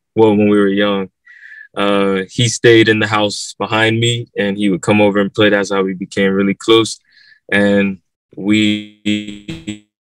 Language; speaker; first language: English; native; English